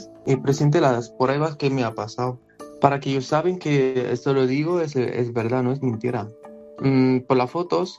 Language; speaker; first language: Spanish; non-native, learner; Arabic